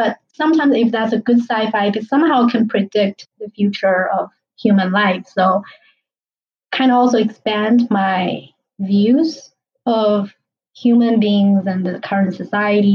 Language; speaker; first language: English; non-native, fluent; Chinese